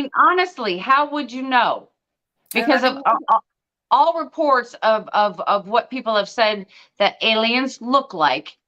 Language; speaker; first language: English; native; English